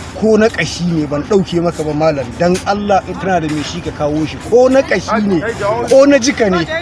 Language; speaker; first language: Hausa; non-native, local second language; Fula